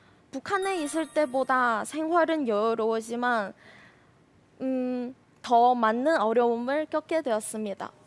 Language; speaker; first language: Korean; non-native, fluent; Chinese